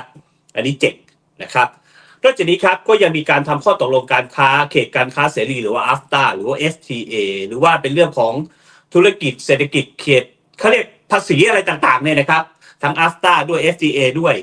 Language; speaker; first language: Thai; native; Thai